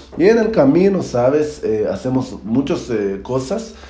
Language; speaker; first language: Spanish; non-native, learner; Hebrew